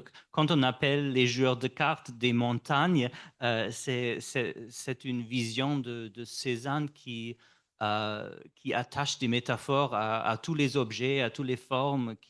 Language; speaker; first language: French; non-native, fluent; English